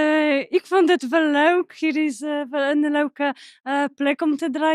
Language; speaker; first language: Dutch; non-native, learner; Polish